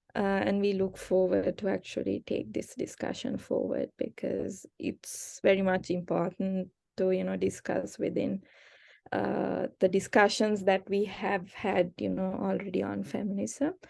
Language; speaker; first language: English; non-native, local second language; Sinhala